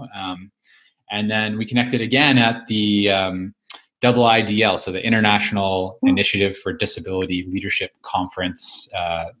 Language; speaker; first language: English; native; English